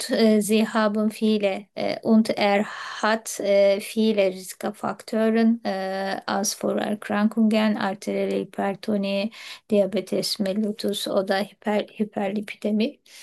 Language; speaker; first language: German; non-native, learner; Turkish